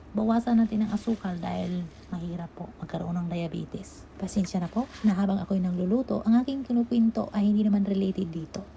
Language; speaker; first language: Filipino; non-native, local second language; Cebuano